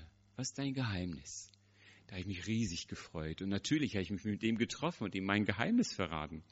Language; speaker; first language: German; native; German